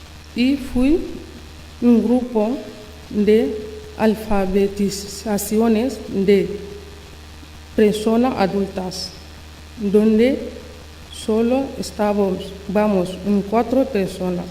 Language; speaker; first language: Spanish; non-native, learner; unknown